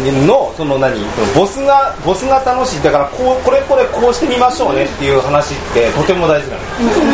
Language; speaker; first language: Japanese; native; Japanese